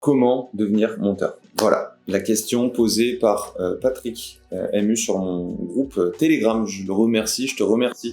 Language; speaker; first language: French; native; French